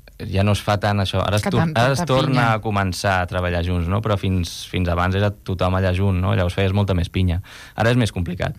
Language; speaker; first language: Catalan; non-native, local second language; Spanish